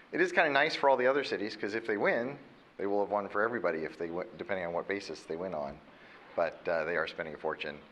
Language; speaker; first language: English; native; English